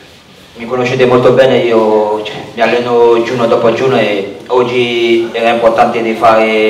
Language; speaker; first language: Italian; non-native, fluent; French